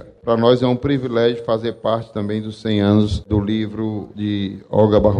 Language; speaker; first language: Portuguese; native; Portuguese